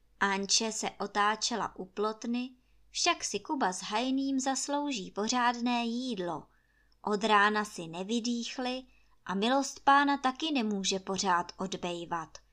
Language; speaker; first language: Czech; native; Czech